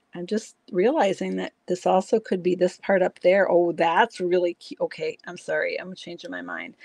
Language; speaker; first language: English; native; English